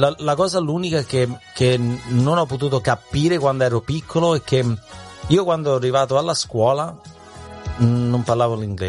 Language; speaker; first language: Italian; early bilingual, heritage; Italian